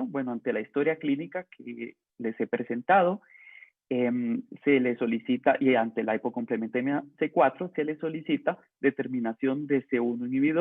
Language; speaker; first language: Spanish; native; Spanish